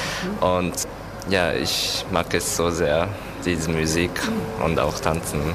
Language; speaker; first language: German; non-native, learner; Japanese